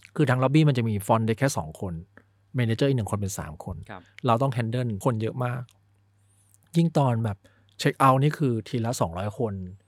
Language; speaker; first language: Thai; early bilingual, other home language; Chinese